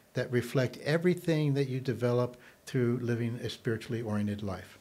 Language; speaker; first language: English; native; English